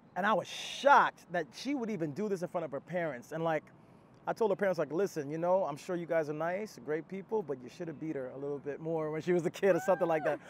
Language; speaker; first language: English; native; English